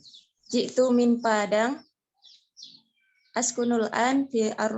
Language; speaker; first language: Arabic; non-native, fluent; Indonesian